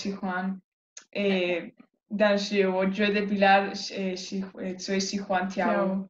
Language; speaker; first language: Chinese; non-native, learner; Spanish